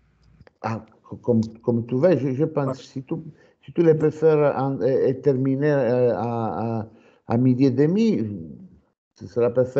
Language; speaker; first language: French; non-native, fluent; Italian